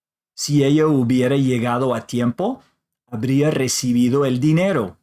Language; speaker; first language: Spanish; non-native, fluent; English